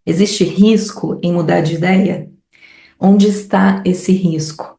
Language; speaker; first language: Portuguese; native; Portuguese